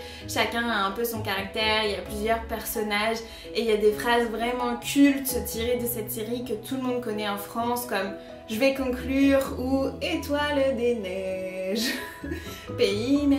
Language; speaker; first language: French; native; French